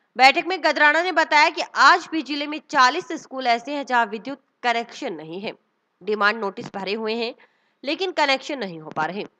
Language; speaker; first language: Hindi; native; Hindi